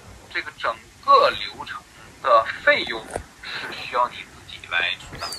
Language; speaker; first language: Chinese; native; Chinese